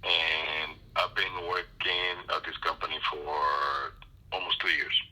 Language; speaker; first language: English; non-native, fluent; Spanish